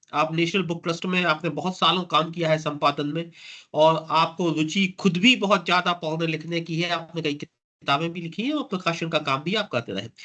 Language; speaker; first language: Hindi; native; Hindi